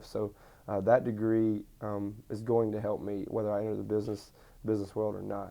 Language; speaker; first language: English; native; English